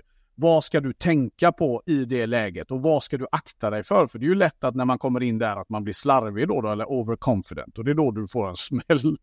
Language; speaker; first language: Swedish; native; Swedish